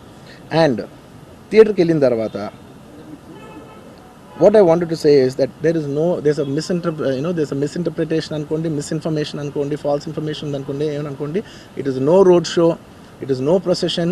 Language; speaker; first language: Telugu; native; Telugu